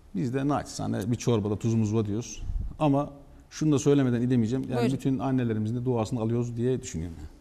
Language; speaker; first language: Turkish; native; Turkish